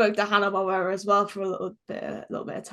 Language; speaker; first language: English; native; English